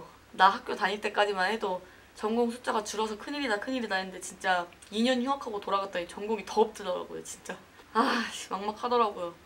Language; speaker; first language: Korean; native; Korean